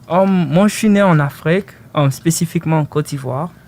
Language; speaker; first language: French; early bilingual, other home language; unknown